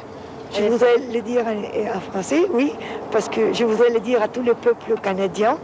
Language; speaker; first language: French; non-native, fluent; Spanish